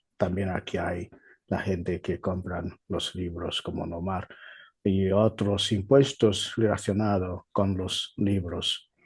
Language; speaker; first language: Spanish; non-native, learner; Igbo